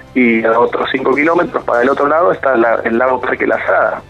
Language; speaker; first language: Spanish; native; Spanish